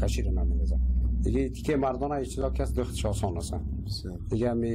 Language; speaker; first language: Persian; native; Persian